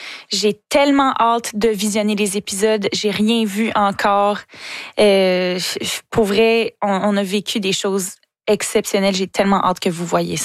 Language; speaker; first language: French; native; French